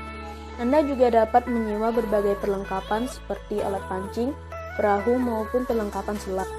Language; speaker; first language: Indonesian; native; Indonesian